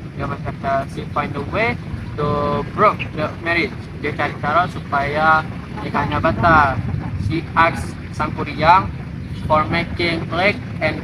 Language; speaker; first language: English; non-native, learner; Indonesian